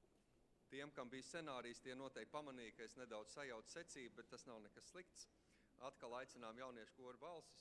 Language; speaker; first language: Latvian; native; Latvian